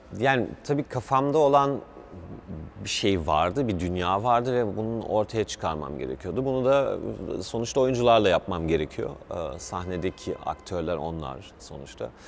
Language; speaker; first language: Turkish; early bilingual, heritage; Turkish